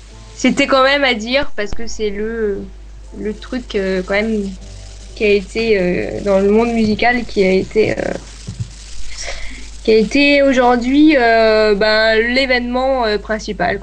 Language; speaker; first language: French; native; French